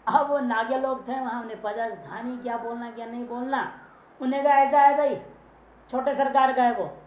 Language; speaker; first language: Hindi; native; Hindi